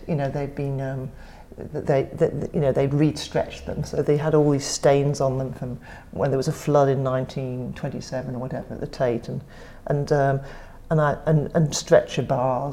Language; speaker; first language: English; native; English